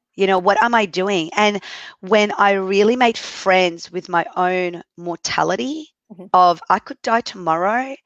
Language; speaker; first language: English; early bilingual, other home language; Arabic